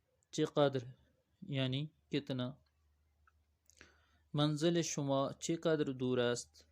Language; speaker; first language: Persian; non-native, fluent; Urdu